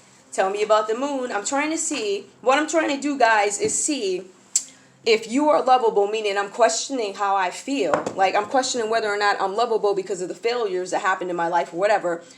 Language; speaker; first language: English; native; English